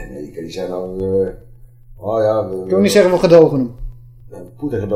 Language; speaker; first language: Dutch; native; Dutch